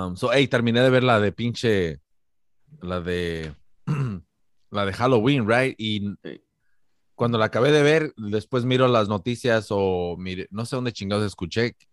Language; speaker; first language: Spanish; native; Spanish